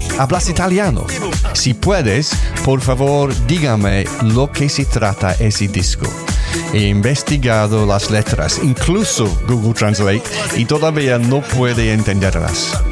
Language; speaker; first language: Spanish; non-native, learner; English